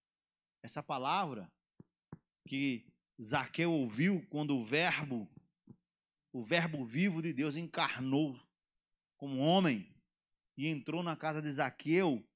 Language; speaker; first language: Portuguese; native; Portuguese